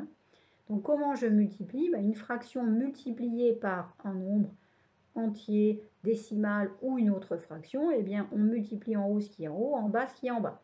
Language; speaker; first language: French; native; French